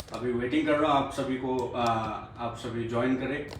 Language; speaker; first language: Hindi; non-native, local second language; Assamese